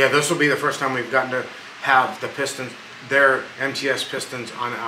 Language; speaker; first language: English; native; English